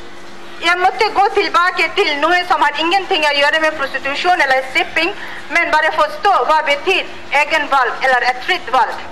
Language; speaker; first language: Norwegian; non-native, fluent; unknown